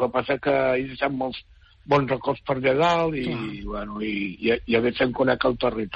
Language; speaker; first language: Catalan; native; Catalan